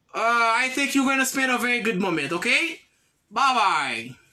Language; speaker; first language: English; non-native, fluent; Haitian Creole